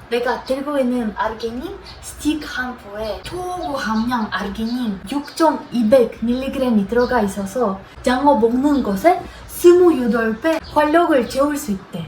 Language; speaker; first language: Korean; non-native, fluent; Ukrainian